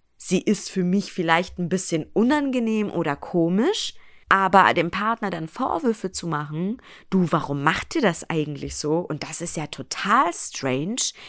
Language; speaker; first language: German; early bilingual, other home language; Persian